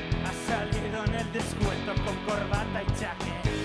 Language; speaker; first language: Spanish; native; Spanish